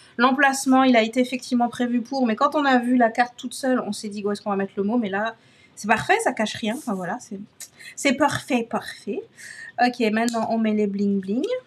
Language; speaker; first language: French; native; French